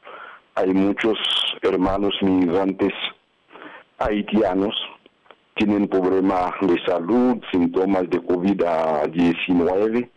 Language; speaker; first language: Spanish; non-native, fluent; Haitian Creole